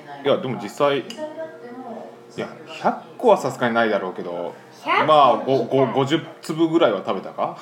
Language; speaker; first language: Japanese; native; Japanese